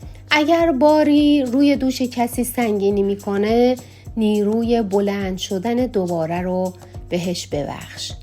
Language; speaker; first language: Persian; native; Persian